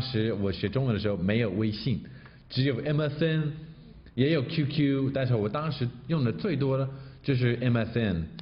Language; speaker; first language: Chinese; non-native, fluent; English